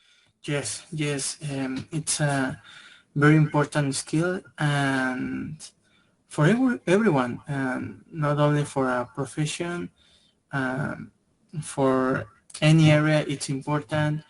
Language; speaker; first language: English; non-native, learner; Spanish